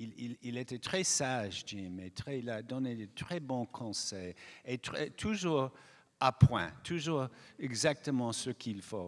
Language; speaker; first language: French; non-native, fluent; English